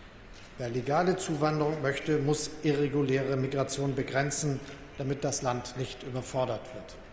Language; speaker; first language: German; native; German